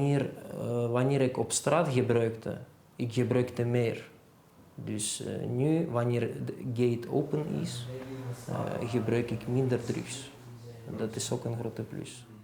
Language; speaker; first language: Dutch; non-native, fluent; Russian